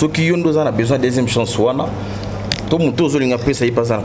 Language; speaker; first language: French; non-native, local second language; Lingala